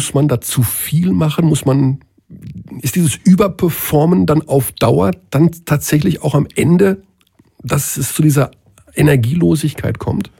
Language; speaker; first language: German; native; German